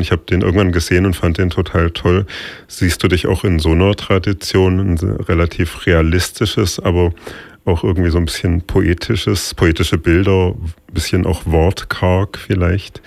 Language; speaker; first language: German; native; German